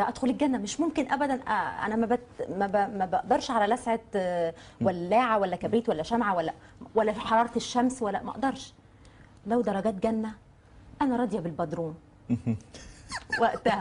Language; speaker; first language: Arabic; native; Arabic